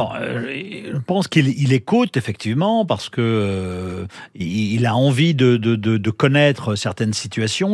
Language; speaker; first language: French; native; French